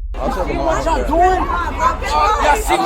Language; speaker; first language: English; native; English